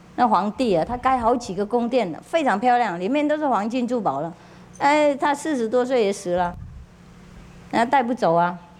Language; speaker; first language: Chinese; non-native, fluent; Vietnamese